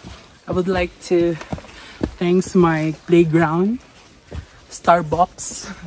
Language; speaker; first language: English; non-native, local second language; Cebuano